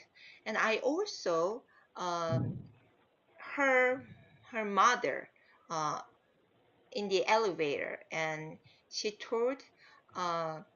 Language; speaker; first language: English; non-native, learner; Korean